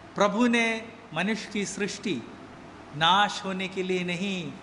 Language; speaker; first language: Hindi; native; Hindi